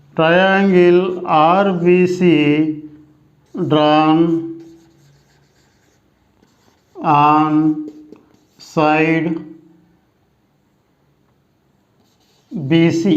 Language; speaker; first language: English; non-native, local second language; Telugu